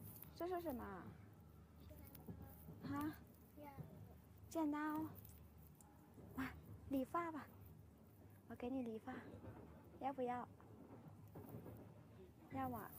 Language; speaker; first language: Chinese; non-native, fluent; Thai